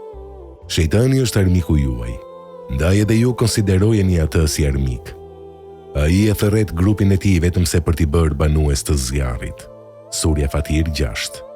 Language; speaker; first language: Albanian; native; Albanian